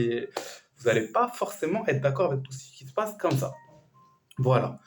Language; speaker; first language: French; native; French